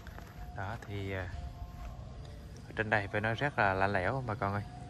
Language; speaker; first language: Vietnamese; native; Vietnamese